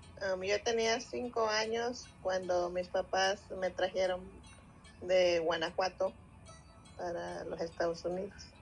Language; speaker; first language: Spanish; early bilingual, other home language; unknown